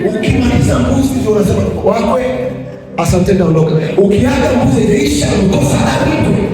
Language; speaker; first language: Swahili; non-native, local second language; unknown